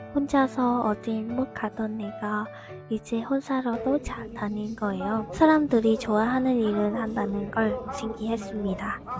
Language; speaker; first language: Korean; non-native, fluent; Vietnamese